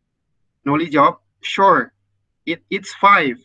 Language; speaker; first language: English; non-native, fluent; Indonesian